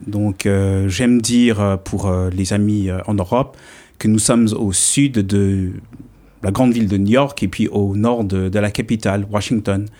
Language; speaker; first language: French; non-native, fluent; English